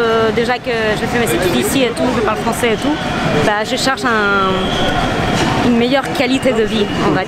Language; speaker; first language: French; non-native, fluent; Spanish